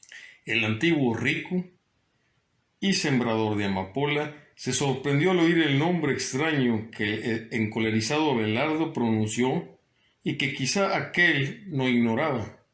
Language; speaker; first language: Spanish; native; Spanish